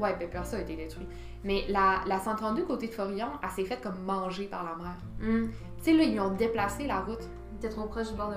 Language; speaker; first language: French; native; French